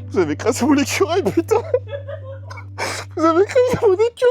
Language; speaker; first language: French; native; French